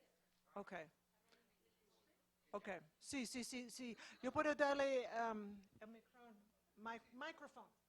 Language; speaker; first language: Spanish; non-native, fluent; English